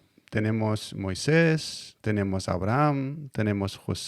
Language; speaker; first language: Spanish; non-native, learner; Danish